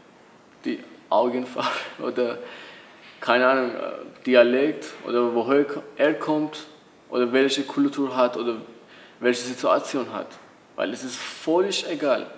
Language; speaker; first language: German; non-native, learner; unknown